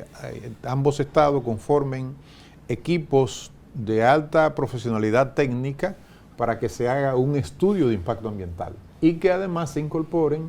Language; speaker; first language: Spanish; native; Spanish